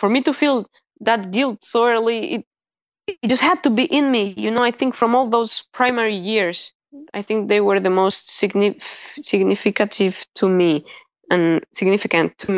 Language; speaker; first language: English; early bilingual, other home language; Spanish